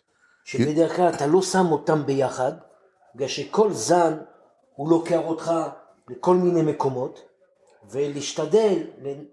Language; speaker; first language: Hebrew; non-native, fluent; French